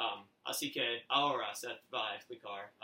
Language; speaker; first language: Spanish; non-native, learner; English